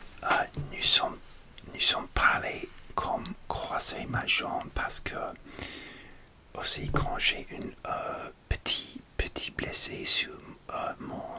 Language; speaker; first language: French; non-native, learner; English